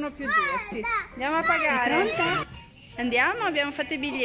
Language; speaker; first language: Italian; native; Italian